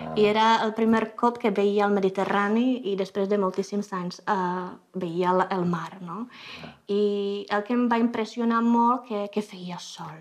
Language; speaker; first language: Catalan; non-native, fluent; Czech